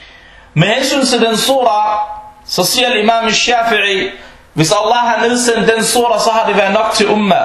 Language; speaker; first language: Danish; early bilingual, other home language; Arabic